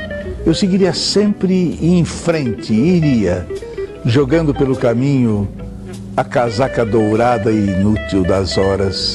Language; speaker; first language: Portuguese; native; Portuguese